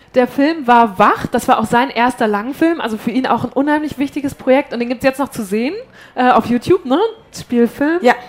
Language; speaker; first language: German; native; German